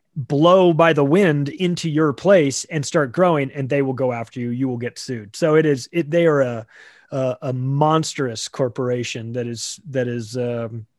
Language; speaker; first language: English; native; English